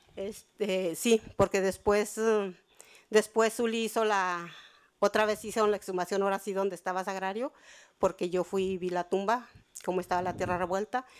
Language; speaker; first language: Spanish; native; Spanish